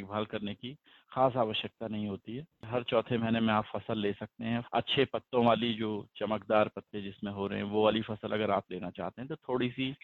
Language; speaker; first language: Hindi; native; Hindi